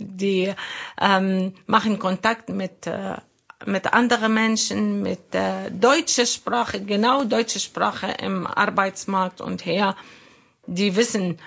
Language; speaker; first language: German; non-native, learner; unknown